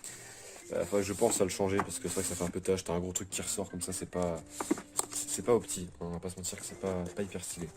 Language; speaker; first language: French; native; French